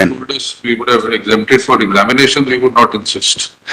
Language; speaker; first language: English; non-native, local second language; Hindi